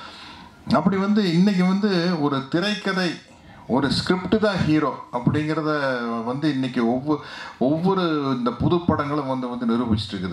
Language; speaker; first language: Tamil; native; Tamil